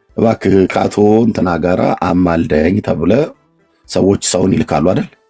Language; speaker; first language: Amharic; native; Amharic